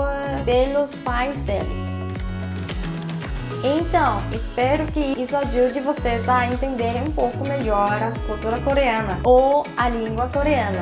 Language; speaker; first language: Portuguese; non-native, fluent; Korean